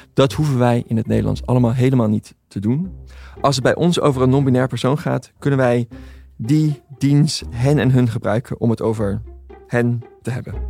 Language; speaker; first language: Dutch; native; Dutch